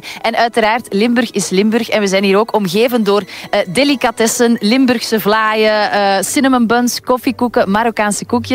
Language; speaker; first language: Dutch; native; Dutch